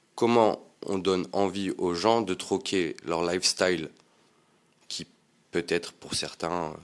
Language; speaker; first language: French; native; French